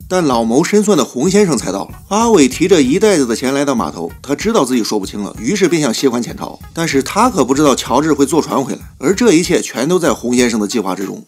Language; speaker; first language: Chinese; native; Chinese